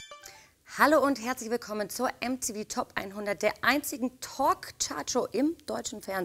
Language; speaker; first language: German; native; German